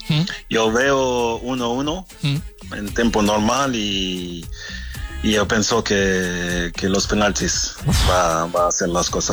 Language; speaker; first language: Spanish; non-native, fluent; French